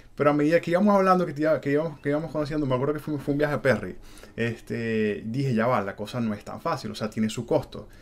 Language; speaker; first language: Spanish; native; Spanish